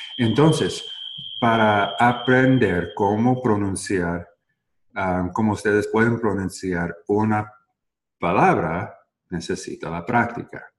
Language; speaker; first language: Spanish; non-native, learner; English